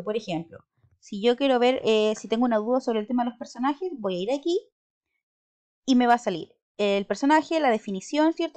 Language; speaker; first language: Spanish; native; Spanish